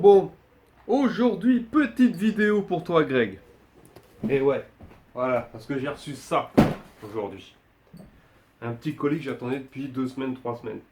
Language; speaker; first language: French; native; French